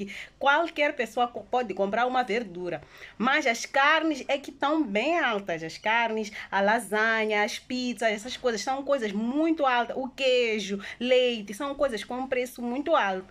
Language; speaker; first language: Portuguese; non-native, local second language; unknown